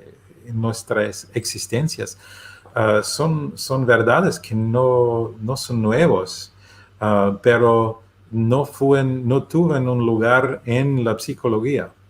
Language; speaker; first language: Spanish; non-native, learner; German